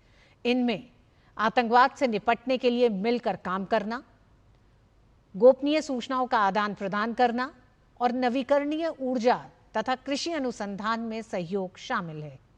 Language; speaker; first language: Hindi; native; Hindi